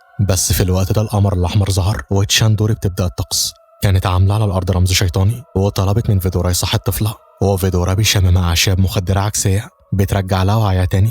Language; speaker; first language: Arabic; native; Arabic